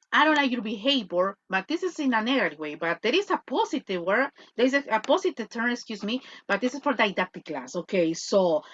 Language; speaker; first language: English; non-native, fluent; Spanish